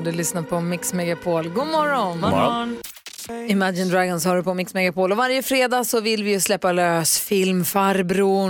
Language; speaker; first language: Swedish; native; Swedish